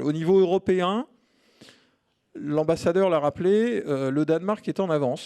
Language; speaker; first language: French; native; French